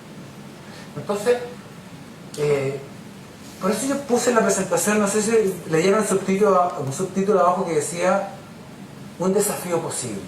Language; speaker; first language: Spanish; native; Spanish